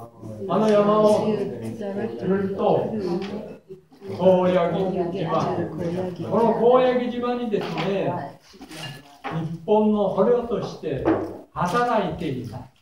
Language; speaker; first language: Japanese; native; Japanese